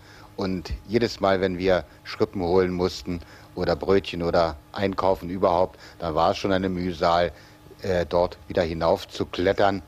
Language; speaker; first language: German; native; German